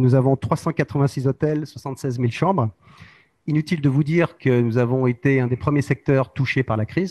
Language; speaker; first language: French; native; French